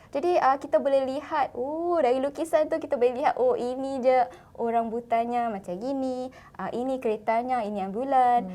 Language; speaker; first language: Malay; native; Malay